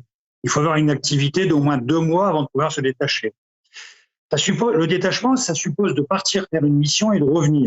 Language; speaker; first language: French; native; French